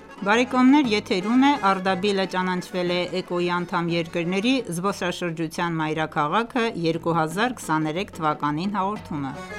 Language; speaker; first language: Armenian; early bilingual, heritage; Armenian